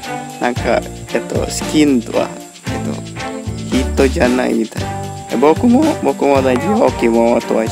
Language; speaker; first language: Japanese; non-native, learner; Indonesian